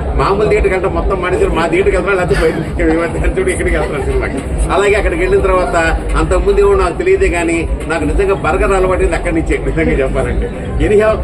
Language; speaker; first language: Telugu; native; Telugu